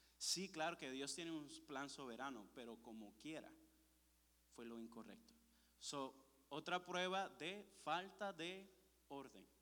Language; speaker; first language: Spanish; early bilingual, heritage; Spanish